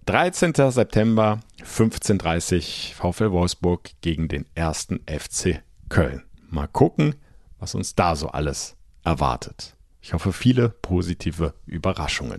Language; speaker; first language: German; native; German